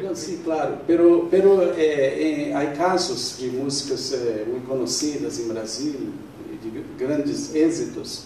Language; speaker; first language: Spanish; non-native, fluent; Portuguese